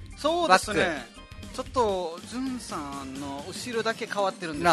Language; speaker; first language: Japanese; non-native, fluent; Nepali